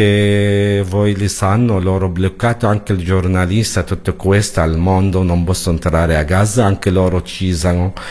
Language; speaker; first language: Italian; non-native, learner; Arabic